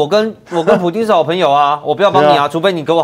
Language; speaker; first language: Chinese; native; Chinese